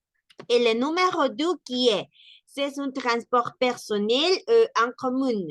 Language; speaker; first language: French; non-native, learner; Spanish